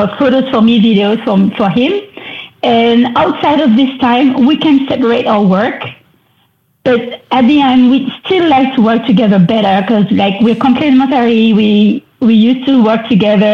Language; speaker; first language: English; non-native, fluent; French